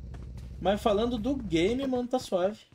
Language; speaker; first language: Portuguese; native; Portuguese